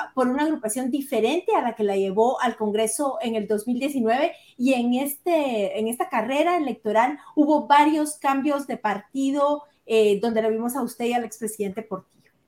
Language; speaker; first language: Spanish; native; Spanish